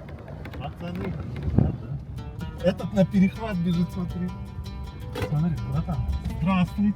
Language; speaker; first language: Russian; native; Russian